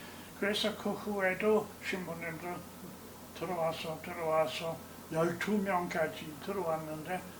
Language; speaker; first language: Korean; non-native, learner; English